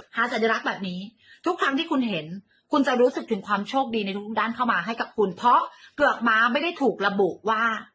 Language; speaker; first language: Thai; native; Thai